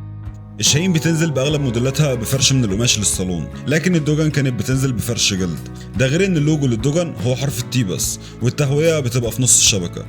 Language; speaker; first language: Arabic; native; Arabic